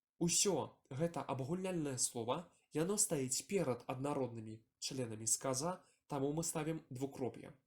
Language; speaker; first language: Belarusian; non-native, local second language; Russian